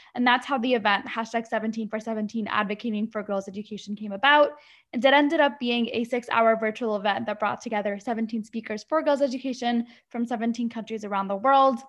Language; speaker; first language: English; early bilingual, other home language; Arabic